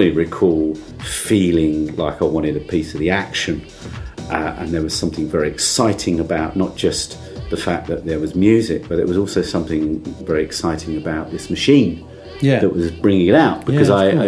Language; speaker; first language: English; native; English